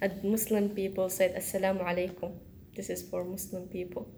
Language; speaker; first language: English; non-native, learner; Arabic